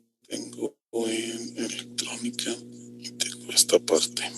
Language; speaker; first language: Spanish; native; Spanish